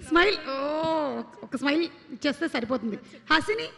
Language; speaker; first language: Telugu; native; Telugu